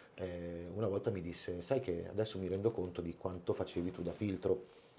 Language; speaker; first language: Italian; native; Italian